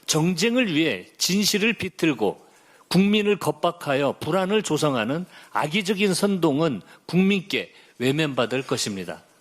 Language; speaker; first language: Korean; native; Korean